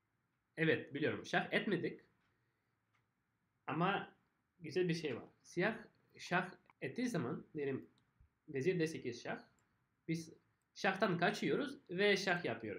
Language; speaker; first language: Turkish; non-native, fluent; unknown